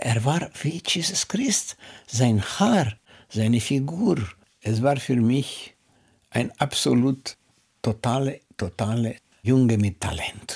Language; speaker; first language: German; non-native, learner; Romanian